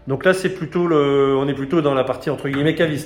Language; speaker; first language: French; native; French